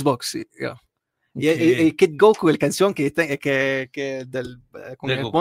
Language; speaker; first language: Spanish; non-native, learner; Arabic